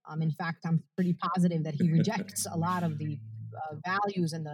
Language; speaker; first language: English; early bilingual, other home language; Arabic